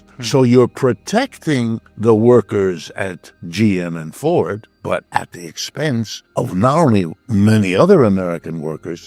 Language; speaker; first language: English; native; English